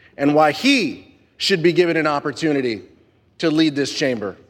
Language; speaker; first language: English; non-native, fluent; Spanish